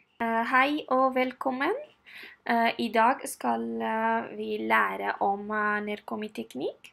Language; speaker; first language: Norwegian; non-native, fluent; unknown